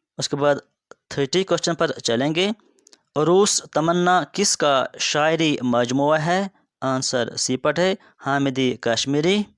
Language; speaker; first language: Urdu; non-native, local second language; Kashmiri